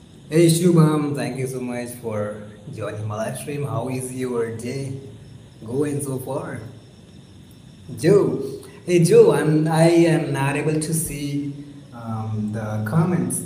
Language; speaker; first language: English; non-native, local second language; Hindi